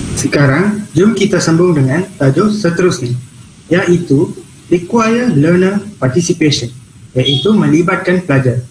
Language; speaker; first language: Malay; non-native, local second language; Tamil